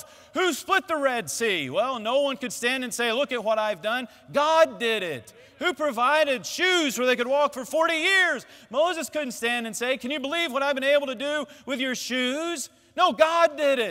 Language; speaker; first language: English; native; English